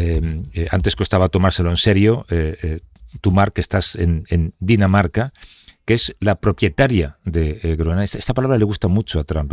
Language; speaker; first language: Spanish; native; Spanish